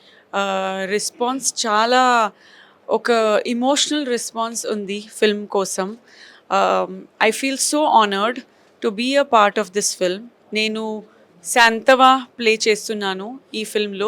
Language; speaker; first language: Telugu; non-native, fluent; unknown